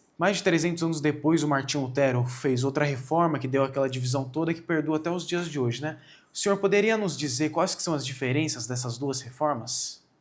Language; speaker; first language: Portuguese; native; Portuguese